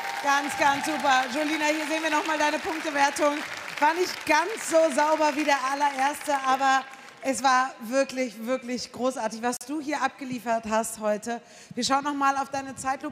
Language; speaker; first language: German; native; German